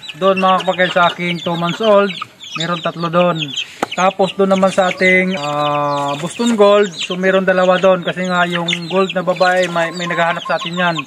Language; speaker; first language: Filipino; non-native, local second language; Cebuano